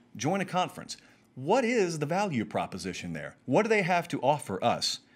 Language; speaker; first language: English; native; English